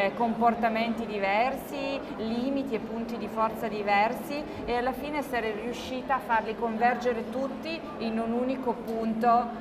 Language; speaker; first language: Italian; native; Italian